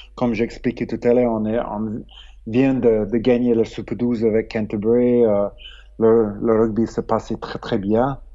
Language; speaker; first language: French; non-native, fluent; English